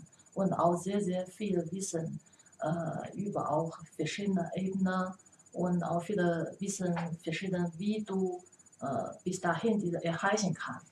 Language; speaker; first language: German; non-native, learner; Chinese